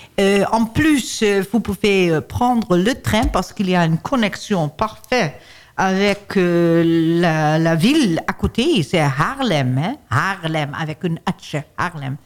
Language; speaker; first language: French; non-native, learner; Dutch